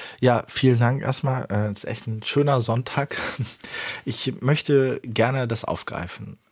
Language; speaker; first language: German; early bilingual, other home language; Turkish